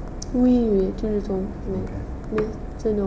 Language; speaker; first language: French; non-native, fluent; English